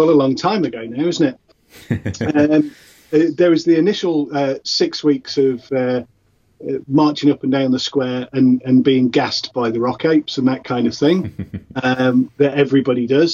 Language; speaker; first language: English; native; English